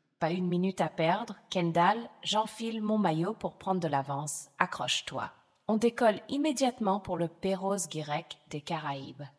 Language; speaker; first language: French; native; French